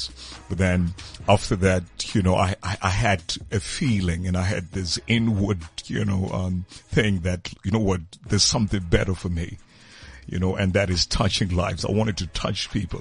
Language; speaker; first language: English; non-native, local second language; Tswana